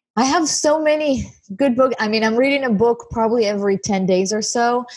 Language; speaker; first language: English; non-native, fluent; Hebrew